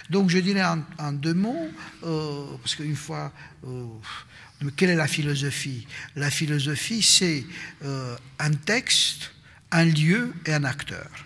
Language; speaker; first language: French; non-native, fluent; Romanian